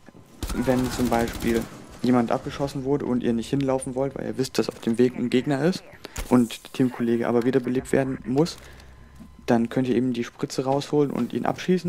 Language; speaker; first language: German; native; German